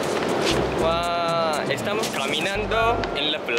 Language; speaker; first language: Spanish; non-native, learner; Japanese